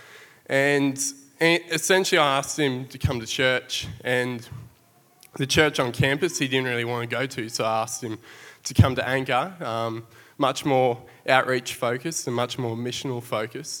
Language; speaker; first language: English; native; English